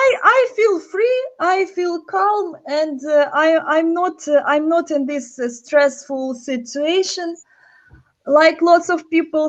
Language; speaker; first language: English; non-native, learner; Ukrainian